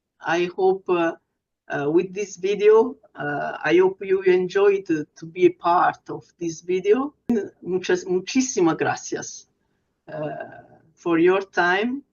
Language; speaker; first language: English; non-native, fluent; Italian